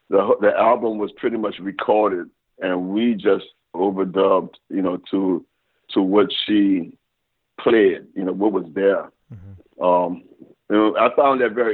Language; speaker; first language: English; native; English